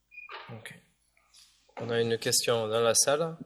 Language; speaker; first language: French; native; French